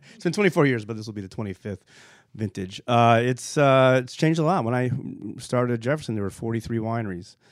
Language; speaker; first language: English; native; English